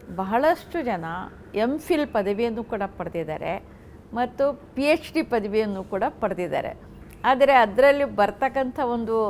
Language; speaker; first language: Kannada; non-native, local second language; Urdu